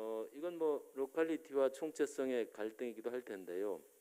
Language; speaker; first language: Korean; native; Korean